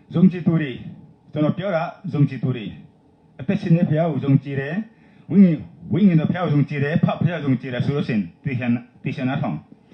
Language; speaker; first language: Burmese; non-native, local second language; Tedim Chin